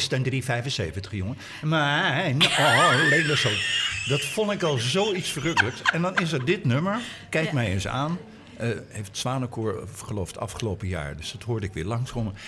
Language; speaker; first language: Dutch; native; Dutch